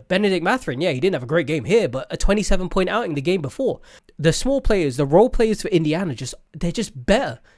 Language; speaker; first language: English; native; English